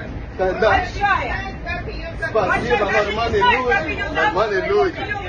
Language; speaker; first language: Russian; non-native, fluent; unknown